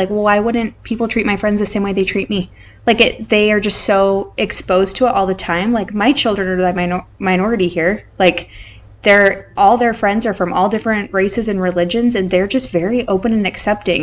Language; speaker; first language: English; native; English